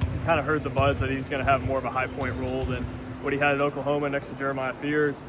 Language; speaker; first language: English; native; English